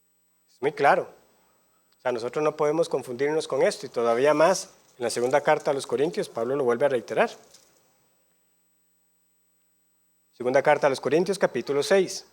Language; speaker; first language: Spanish; native; Spanish